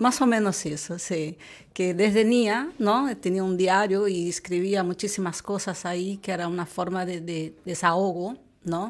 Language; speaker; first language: Spanish; non-native, fluent; Portuguese